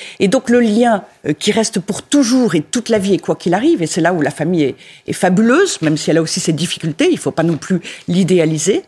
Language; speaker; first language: French; native; French